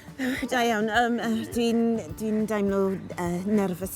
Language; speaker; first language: Welsh; non-native, learner; English